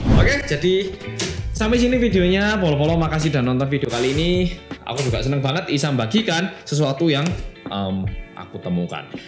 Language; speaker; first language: Indonesian; non-native, fluent; Korean